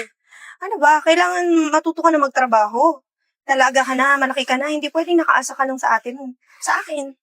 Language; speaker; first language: Filipino; native; Filipino